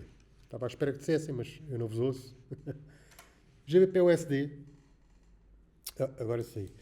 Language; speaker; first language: Portuguese; native; Portuguese